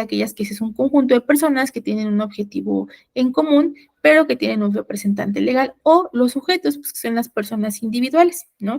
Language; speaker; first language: Spanish; native; Spanish